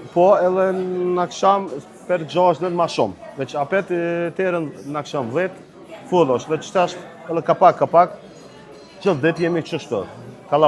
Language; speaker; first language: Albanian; early bilingual, heritage; Albanian